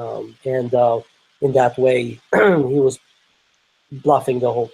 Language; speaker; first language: English; non-native, fluent; Swedish